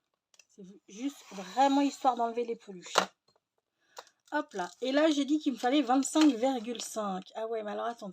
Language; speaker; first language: French; native; French